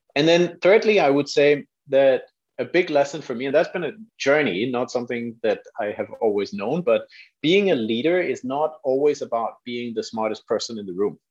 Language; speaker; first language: English; non-native, fluent; Danish